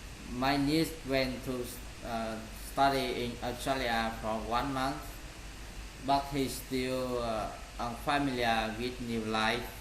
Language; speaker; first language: English; non-native, learner; Vietnamese